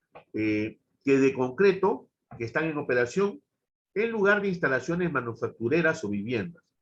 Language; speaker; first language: Spanish; native; Spanish